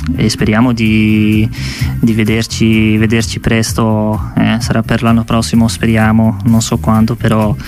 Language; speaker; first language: Italian; non-native, fluent; Dutch